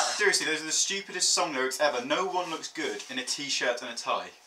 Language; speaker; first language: English; native; English